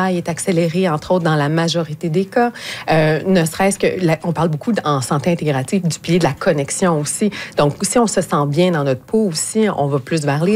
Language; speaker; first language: French; native; French